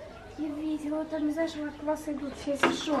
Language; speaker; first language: Russian; early bilingual, heritage; Russian